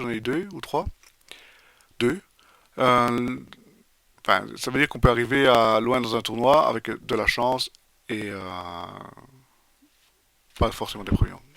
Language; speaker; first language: French; native; French